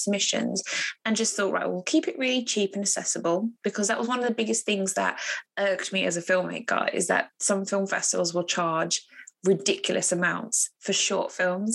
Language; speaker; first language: English; native; English